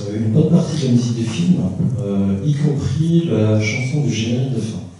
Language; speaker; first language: French; early bilingual, other home language; Korean